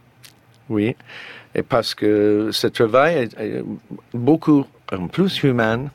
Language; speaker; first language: French; non-native, learner; English